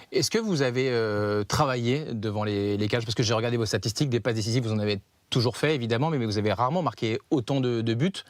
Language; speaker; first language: French; native; French